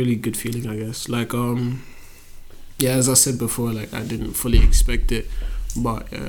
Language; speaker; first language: English; native; English